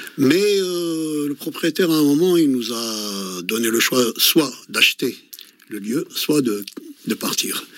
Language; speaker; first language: French; non-native, local second language; Kabyle